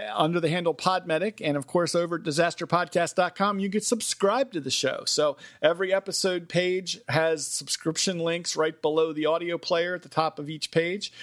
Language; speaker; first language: English; native; English